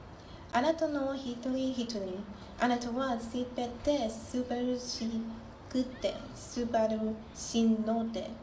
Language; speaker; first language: Japanese; non-native, learner; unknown